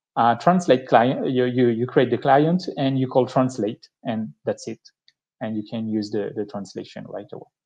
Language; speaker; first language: English; non-native, fluent; French